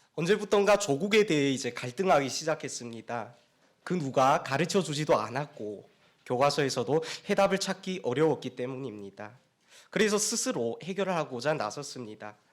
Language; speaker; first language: Korean; native; Korean